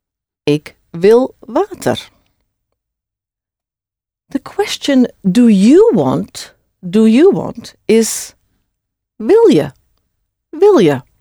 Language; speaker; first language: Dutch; non-native, fluent; English